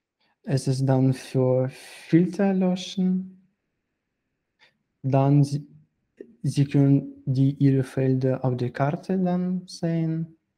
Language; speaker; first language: German; non-native, fluent; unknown